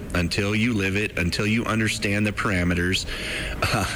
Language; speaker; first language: English; native; English